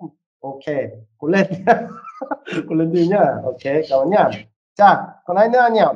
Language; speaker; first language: Vietnamese; non-native, fluent; Korean